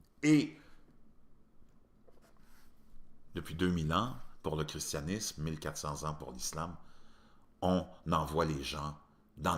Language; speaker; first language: French; native; French